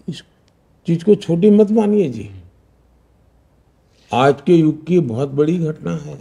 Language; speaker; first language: Hindi; non-native, local second language; Gujarati